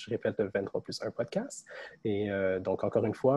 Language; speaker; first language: French; native; French